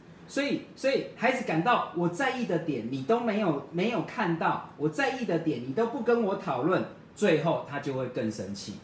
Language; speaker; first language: Chinese; native; Chinese